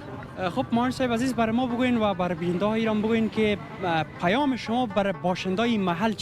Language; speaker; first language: Persian; native; Persian